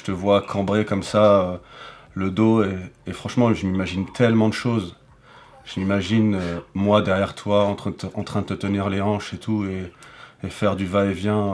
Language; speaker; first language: French; native; French